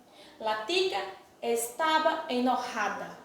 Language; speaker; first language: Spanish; non-native, fluent; Portuguese